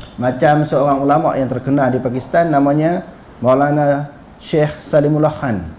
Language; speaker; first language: Malay; native; Malay